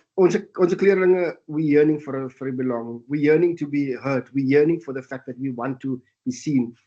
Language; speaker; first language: English; non-native, local second language; Afrikaans